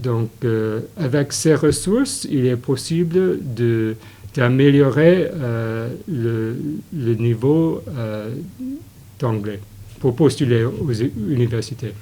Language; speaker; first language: French; non-native, fluent; English